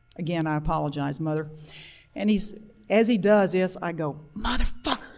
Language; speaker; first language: English; native; English